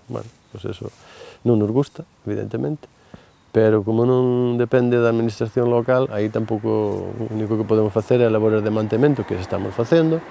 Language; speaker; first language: Galician; native; Galician